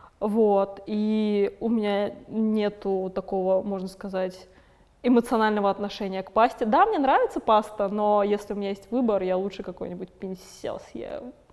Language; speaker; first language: Russian; native; Russian